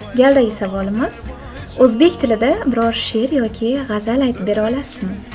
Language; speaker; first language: Uzbek; native; Uzbek